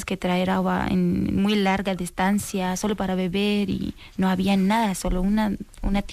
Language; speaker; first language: Spanish; non-native, learner; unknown